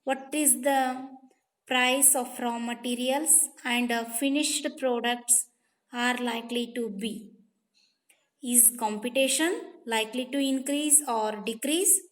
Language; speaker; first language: English; non-native, local second language; Kannada